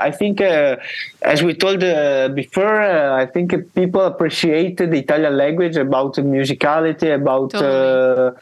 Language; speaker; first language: English; non-native, learner; Italian